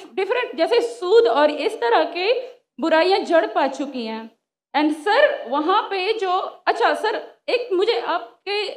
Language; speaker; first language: Urdu; non-native, local second language; Pashto